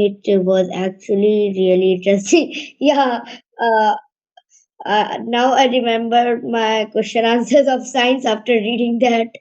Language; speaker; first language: English; non-native, learner; Hindi